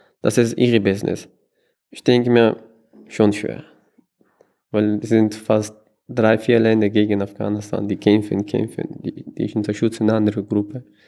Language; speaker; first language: German; non-native, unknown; Persian